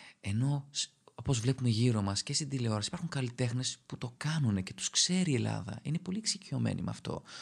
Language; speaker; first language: Greek; early bilingual, other home language; Albanian